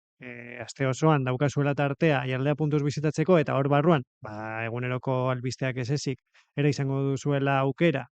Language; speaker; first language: Basque; native; Basque